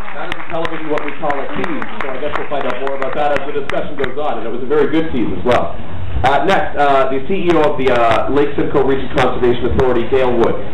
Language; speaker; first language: English; native; English